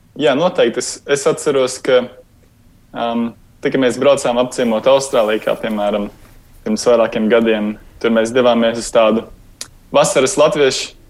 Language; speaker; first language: Latvian; native; Latvian